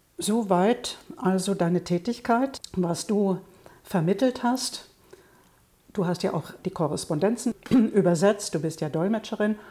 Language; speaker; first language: German; native; German